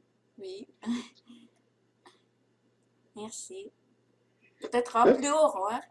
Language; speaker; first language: French; non-native, learner; Russian